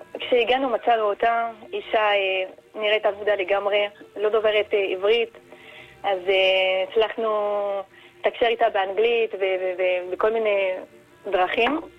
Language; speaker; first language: Hebrew; non-native, fluent; French